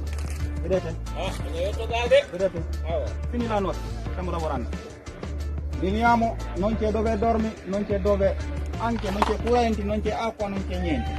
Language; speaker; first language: Italian; non-native, learner; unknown